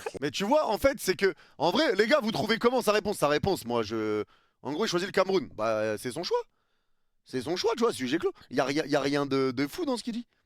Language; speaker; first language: French; early bilingual, other home language; Arabic